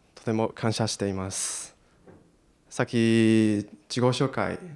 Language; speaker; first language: Japanese; non-native, learner; Chinese